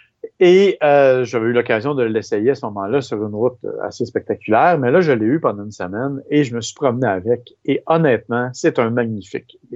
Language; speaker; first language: French; native; French